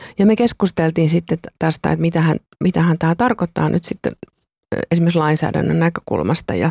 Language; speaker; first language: Finnish; native; Finnish